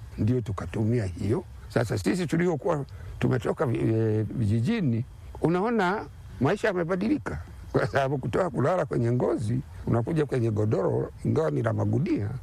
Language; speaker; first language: Swahili; non-native, local second language; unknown